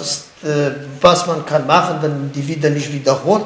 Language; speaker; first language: German; non-native, learner; Kurdish